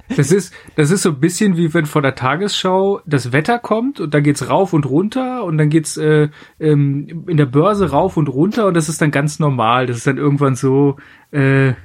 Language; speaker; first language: German; native; German